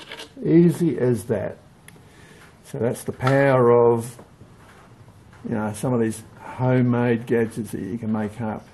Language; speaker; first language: English; native; English